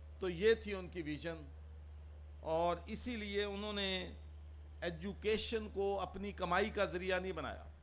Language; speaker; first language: Urdu; non-native, local second language; Punjabi